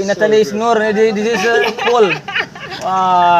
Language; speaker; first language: English; non-native, learner; Indonesian